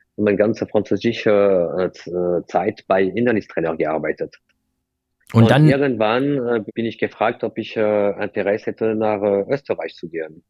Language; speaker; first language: German; non-native, fluent; French